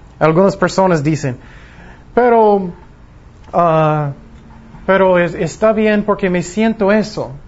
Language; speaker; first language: Spanish; non-native, fluent; English